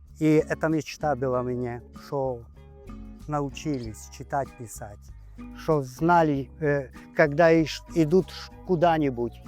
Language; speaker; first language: Russian; non-native, local second language; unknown